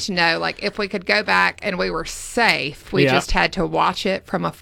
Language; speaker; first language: English; native; English